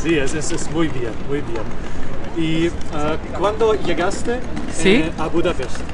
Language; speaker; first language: Spanish; non-native, learner; Hungarian